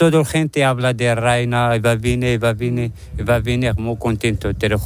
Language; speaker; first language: Spanish; non-native, learner; Arabic